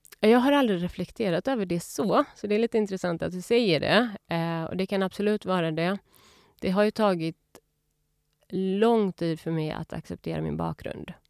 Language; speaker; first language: Swedish; early bilingual, other home language; Persian